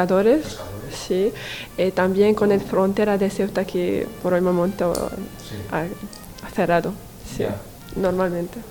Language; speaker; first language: Spanish; non-native, learner; Arabic